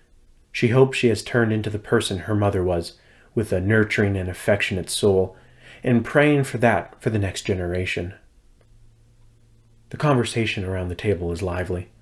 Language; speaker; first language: English; native; English